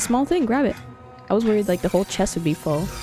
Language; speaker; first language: English; native; English